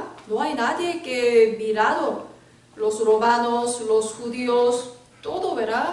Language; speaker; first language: Spanish; non-native, learner; Korean